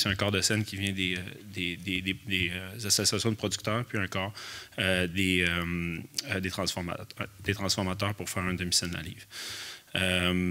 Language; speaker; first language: French; native; French